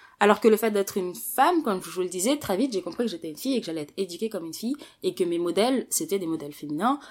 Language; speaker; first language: French; early bilingual, other home language; Wolof